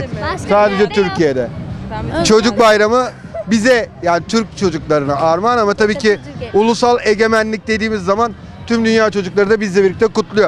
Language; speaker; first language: Turkish; native; Turkish